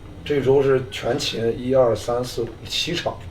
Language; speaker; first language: Chinese; native; Chinese